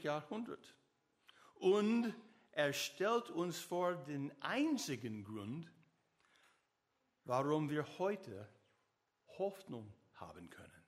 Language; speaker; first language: German; non-native, learner; English